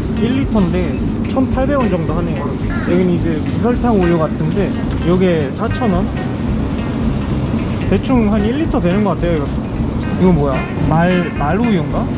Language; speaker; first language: Korean; native; Korean